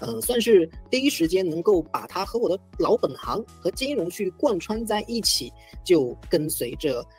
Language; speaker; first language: Chinese; native; Chinese